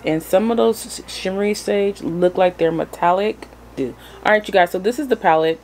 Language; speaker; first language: English; native; English